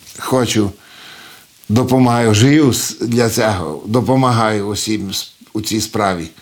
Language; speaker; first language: Ukrainian; early bilingual, heritage; Ukrainian